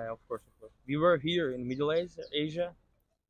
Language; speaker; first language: English; non-native, learner; Turkish